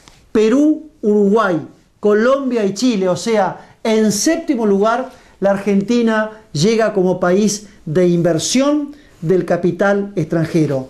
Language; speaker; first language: Spanish; native; Spanish